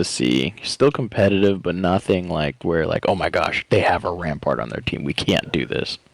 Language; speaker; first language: English; native; English